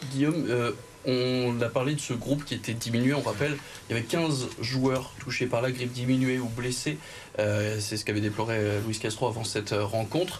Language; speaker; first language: French; native; French